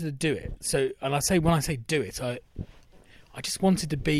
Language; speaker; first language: English; native; English